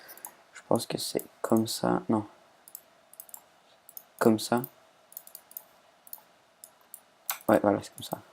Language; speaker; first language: French; native; French